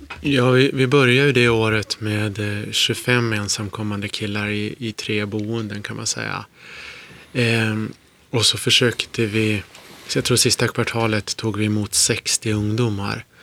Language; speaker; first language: Swedish; native; Swedish